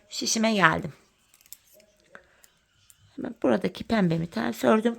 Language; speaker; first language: Turkish; native; Turkish